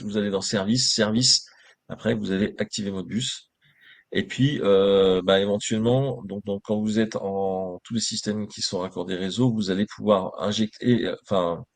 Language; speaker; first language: French; native; French